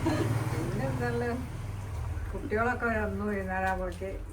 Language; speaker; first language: Malayalam; native; Malayalam